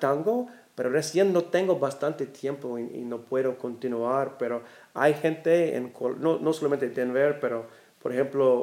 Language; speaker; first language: Spanish; non-native, learner; English